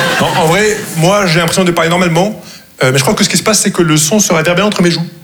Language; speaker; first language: French; non-native, local second language; Arabic